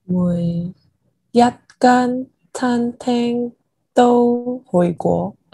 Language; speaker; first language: Cantonese; non-native, learner; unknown